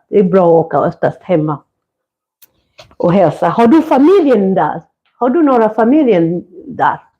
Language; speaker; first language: Swedish; non-native, fluent; Kikuyu